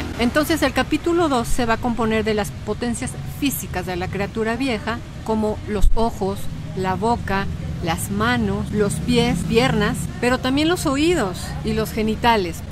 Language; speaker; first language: Spanish; native; Spanish